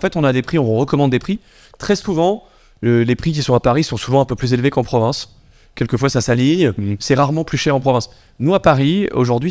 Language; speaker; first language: French; native; French